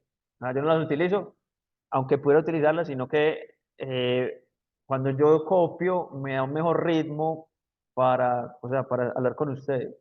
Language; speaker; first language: Spanish; native; Spanish